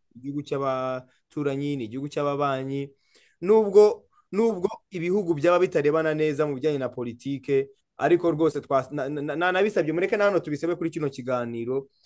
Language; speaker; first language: Kinyarwanda; native; Kinyarwanda